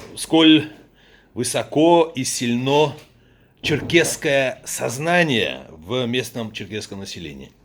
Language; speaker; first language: Russian; native; Russian